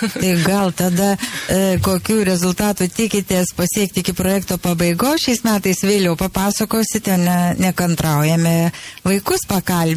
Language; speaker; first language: Lithuanian; native; Lithuanian